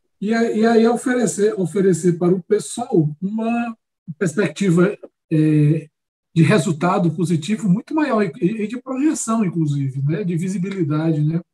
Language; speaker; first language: Portuguese; native; Portuguese